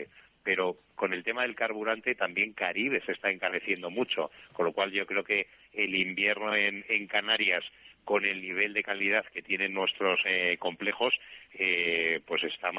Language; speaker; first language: Spanish; native; Spanish